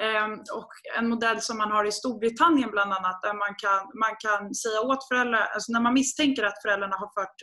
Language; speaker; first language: Swedish; native; Swedish